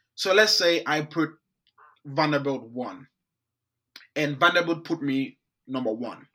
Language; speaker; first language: English; non-native, local second language; Akan